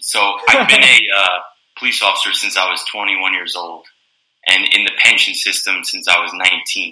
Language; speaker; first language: English; native; English